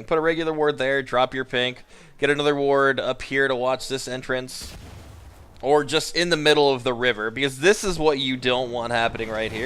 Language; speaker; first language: English; native; English